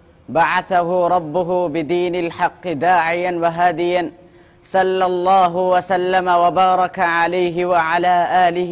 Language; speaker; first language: Arabic; non-native, learner; Urdu